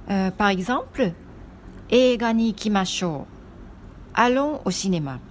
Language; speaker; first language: French; non-native, fluent; Japanese